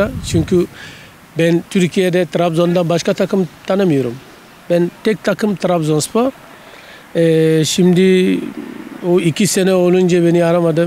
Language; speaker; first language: Turkish; non-native, learner; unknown